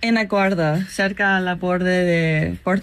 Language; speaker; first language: Spanish; non-native, learner; English